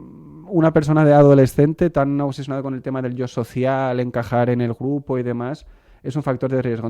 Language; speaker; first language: Spanish; non-native, local second language; Catalan